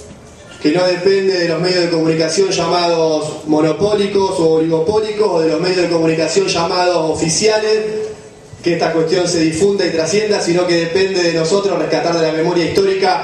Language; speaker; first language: Spanish; native; Spanish